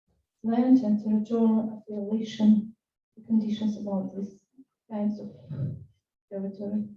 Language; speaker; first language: English; non-native, fluent; Russian